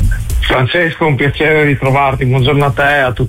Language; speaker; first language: Italian; native; Italian